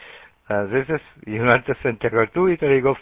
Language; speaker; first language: English; non-native, learner; Russian